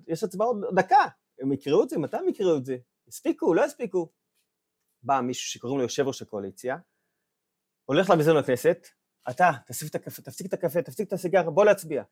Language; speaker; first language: Hebrew; native; Hebrew